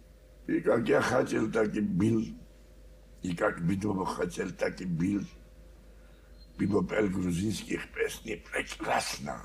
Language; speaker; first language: Russian; non-native, learner; Georgian